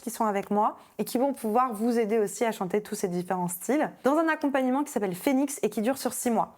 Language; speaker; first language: French; native; French